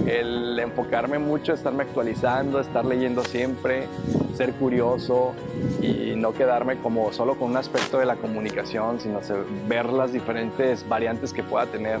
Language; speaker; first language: Spanish; native; Spanish